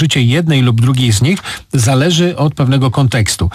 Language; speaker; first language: Polish; native; Polish